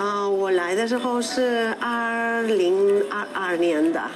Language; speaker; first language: Chinese; non-native, learner; Spanish